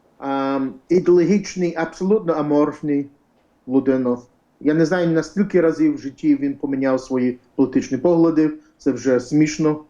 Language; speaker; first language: Ukrainian; early bilingual, heritage; Ukrainian